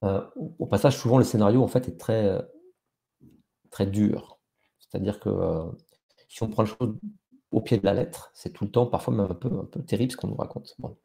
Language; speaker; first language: French; native; French